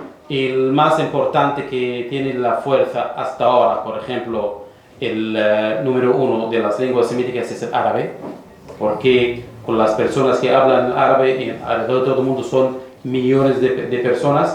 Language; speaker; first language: Spanish; non-native, fluent; Arabic